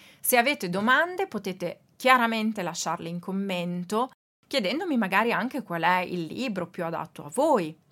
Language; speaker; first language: Italian; native; Italian